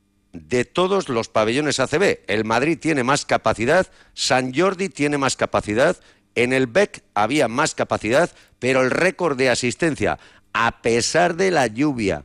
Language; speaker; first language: Spanish; native; Spanish